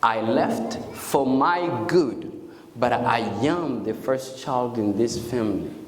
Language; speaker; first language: English; non-native, local second language; Swahili